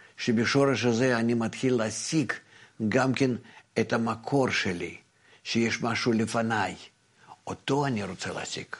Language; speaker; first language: Hebrew; non-native, fluent; Russian